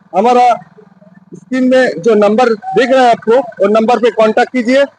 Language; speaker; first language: Hindi; non-native, local second language; Bangla